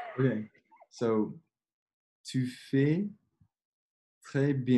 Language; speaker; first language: French; non-native, learner; English